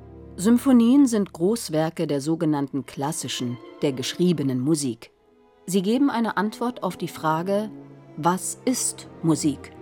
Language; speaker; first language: German; native; German